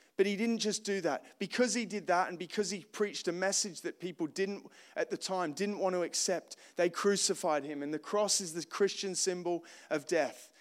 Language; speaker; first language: English; native; English